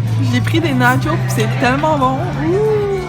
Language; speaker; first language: French; native; French